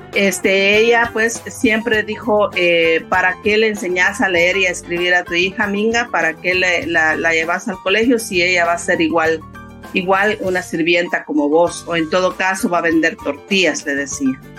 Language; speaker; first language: Spanish; native; Spanish